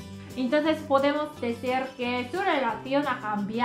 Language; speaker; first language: Spanish; non-native, learner; Korean